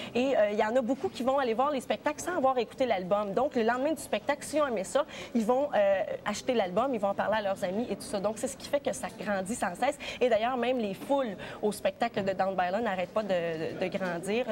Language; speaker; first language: French; native; French